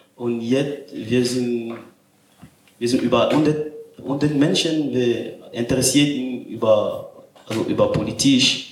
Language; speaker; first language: German; non-native, learner; French